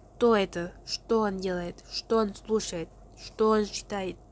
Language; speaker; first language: Russian; non-native, learner; Spanish